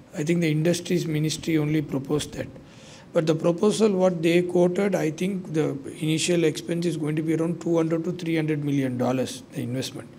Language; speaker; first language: English; non-native, local second language; Sinhala